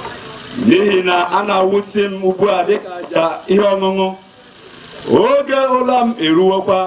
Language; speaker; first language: Igbo; native; Igbo